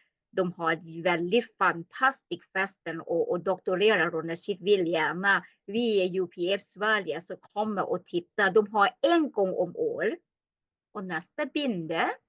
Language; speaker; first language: Swedish; non-native, learner; Thai